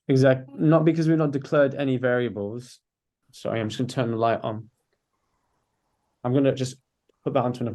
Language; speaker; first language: English; native; English